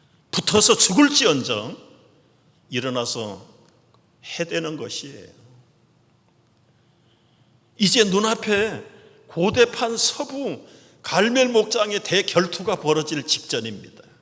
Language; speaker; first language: Korean; native; Korean